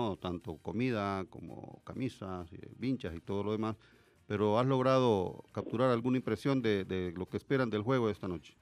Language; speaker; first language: Spanish; native; Spanish